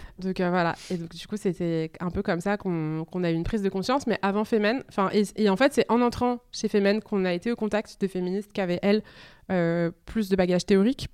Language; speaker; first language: French; native; French